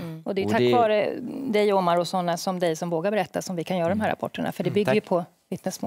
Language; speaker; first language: Swedish; native; Swedish